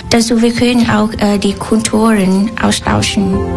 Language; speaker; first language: German; non-native, learner; Vietnamese